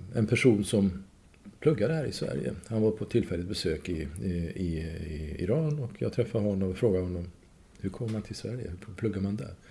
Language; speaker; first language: Swedish; non-native, fluent; Persian